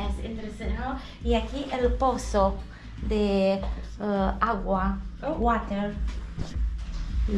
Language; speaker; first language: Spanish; non-native, fluent; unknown